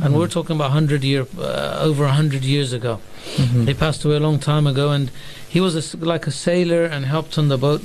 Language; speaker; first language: English; native; English